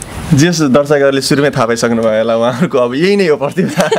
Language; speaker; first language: Nepali; native; Nepali